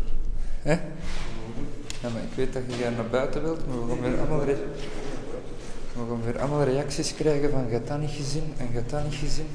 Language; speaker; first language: Dutch; native; Dutch